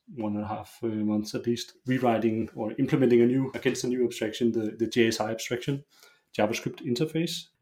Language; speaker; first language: English; non-native, fluent; Danish